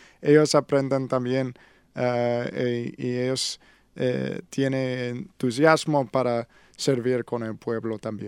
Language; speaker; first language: Spanish; non-native, learner; English